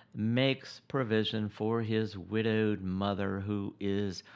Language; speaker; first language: English; native; English